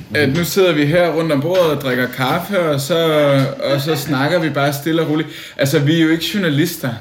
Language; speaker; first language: Danish; native; Danish